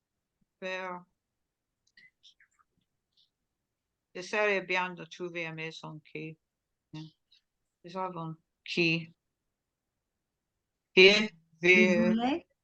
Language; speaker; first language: French; non-native, learner; English